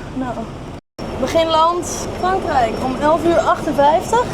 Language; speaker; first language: Dutch; native; Dutch